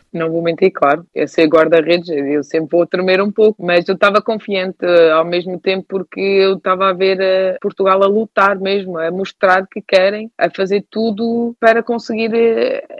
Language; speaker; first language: Portuguese; early bilingual, heritage; German